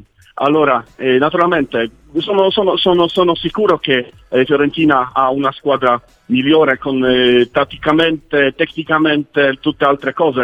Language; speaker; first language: Italian; non-native, learner; Polish